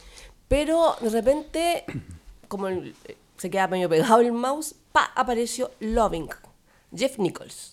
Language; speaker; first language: Spanish; native; Spanish